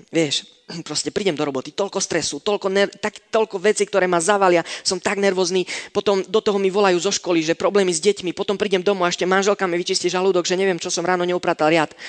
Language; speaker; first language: Slovak; non-native, fluent; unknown